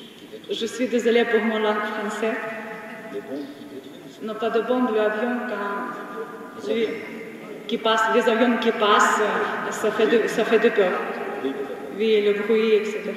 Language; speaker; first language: French; non-native, learner; Ukrainian